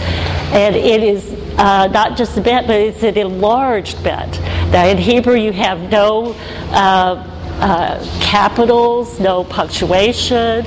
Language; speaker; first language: English; native; English